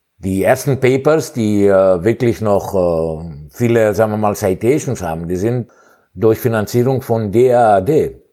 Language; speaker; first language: German; non-native, fluent; Greek